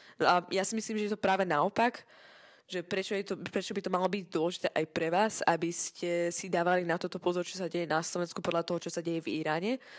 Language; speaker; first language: Slovak; non-native, fluent; Persian